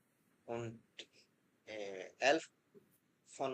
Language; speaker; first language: German; non-native, learner; Bangla